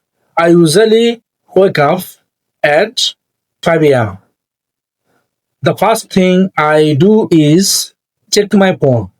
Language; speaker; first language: English; non-native, learner; Bangla